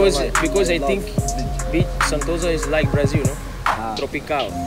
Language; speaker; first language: English; non-native, learner; Portuguese